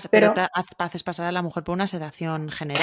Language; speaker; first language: Spanish; native; Spanish